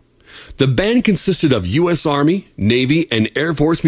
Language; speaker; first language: English; native; English